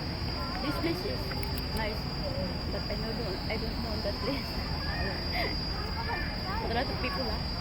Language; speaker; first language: English; non-native, learner; Filipino